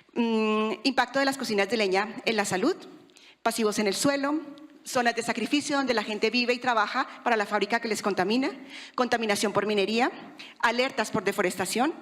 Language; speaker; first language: Spanish; native; Spanish